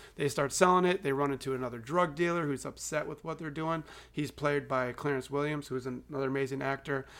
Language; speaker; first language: English; native; English